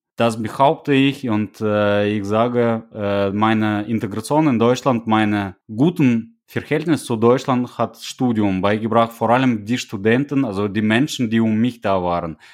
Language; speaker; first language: German; non-native, fluent; Russian